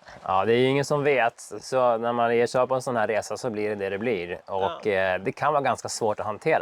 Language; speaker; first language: Swedish; native; Swedish